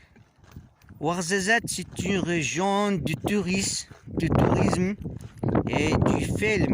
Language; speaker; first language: French; non-native, learner; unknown